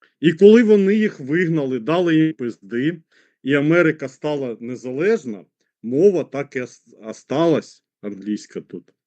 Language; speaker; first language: Ukrainian; non-native, local second language; Russian